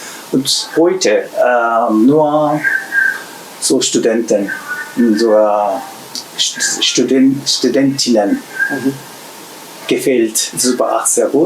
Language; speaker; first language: German; non-native, learner; Japanese